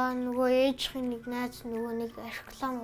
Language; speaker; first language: Mongolian; early bilingual, heritage; Mongolian